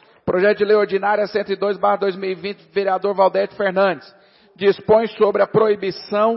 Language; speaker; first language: Portuguese; native; Portuguese